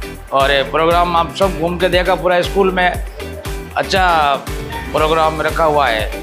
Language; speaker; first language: Hindi; non-native, local second language; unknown